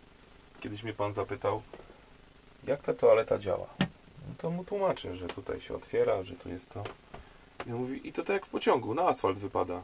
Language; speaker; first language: Polish; native; Polish